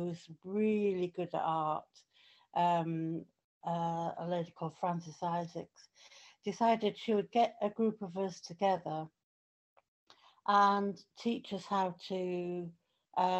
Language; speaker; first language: English; native; English